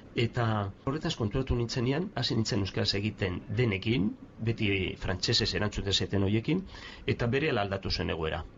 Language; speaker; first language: Basque; non-native, local second language; Spanish